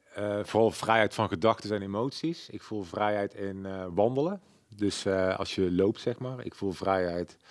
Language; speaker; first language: Dutch; native; Dutch